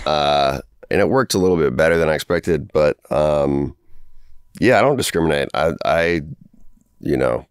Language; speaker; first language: English; native; English